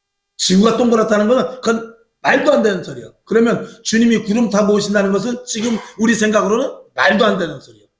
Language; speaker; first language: Korean; native; Korean